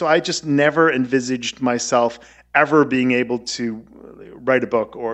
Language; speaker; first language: English; native; English